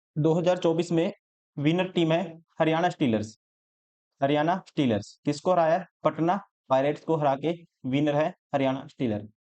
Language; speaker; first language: Hindi; native; Hindi